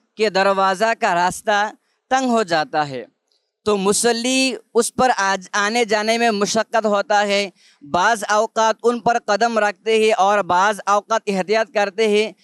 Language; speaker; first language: Urdu; non-native, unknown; Bangla